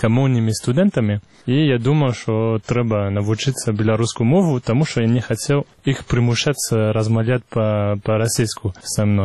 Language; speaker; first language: Belarusian; non-native, fluent; French